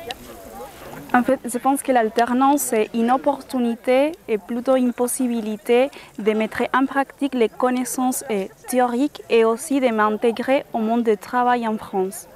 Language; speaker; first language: French; non-native, fluent; Spanish